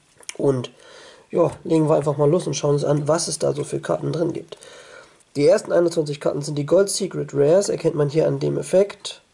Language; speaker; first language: German; native; German